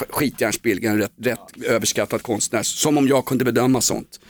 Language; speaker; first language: Swedish; native; Swedish